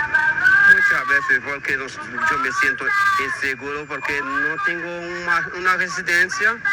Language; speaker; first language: Spanish; non-native, learner; Haitian Creole